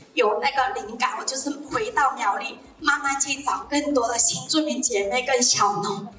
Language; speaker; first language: Chinese; non-native, local second language; Hakka Chinese